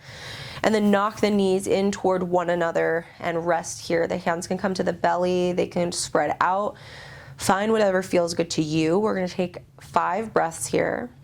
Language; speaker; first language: English; native; English